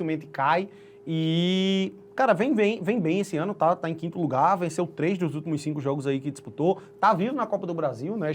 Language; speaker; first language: Portuguese; native; Portuguese